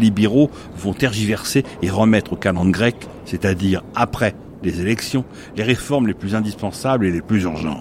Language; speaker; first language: French; native; French